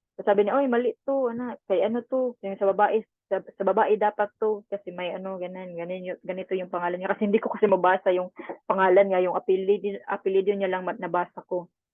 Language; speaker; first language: Filipino; non-native, local second language; Cebuano